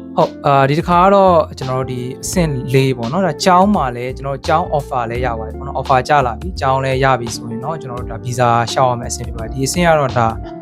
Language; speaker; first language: Burmese; native; Burmese